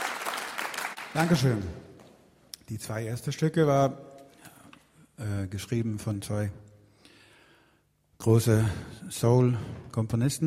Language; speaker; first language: German; non-native, learner; Swedish